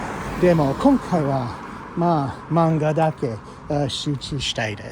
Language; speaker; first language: Japanese; non-native, fluent; English